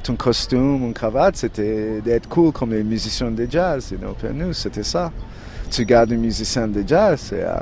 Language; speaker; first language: French; non-native, learner; English